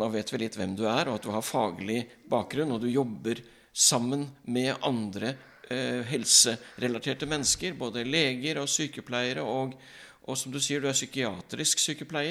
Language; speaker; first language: Norwegian; native; Norwegian